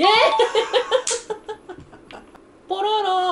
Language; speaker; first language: Korean; non-native, learner; Japanese